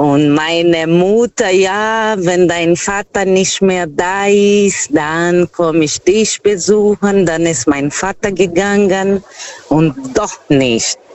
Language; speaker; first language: German; non-native, fluent; Portuguese